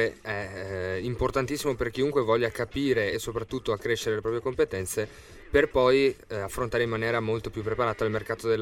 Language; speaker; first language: Italian; native; Italian